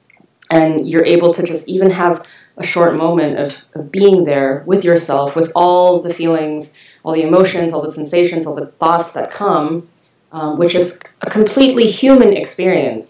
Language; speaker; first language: English; non-native, local second language; Cantonese